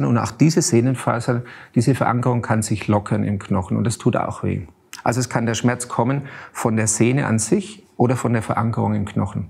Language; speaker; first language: German; native; German